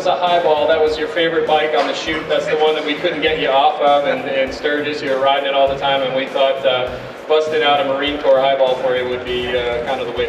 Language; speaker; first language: English; native; English